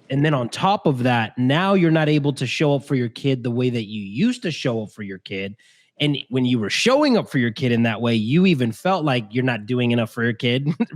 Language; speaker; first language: English; native; English